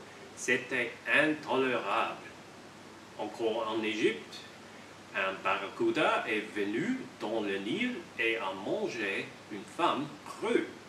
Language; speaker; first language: French; non-native, learner; English